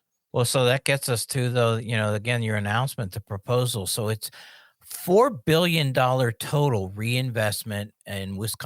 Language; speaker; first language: English; native; English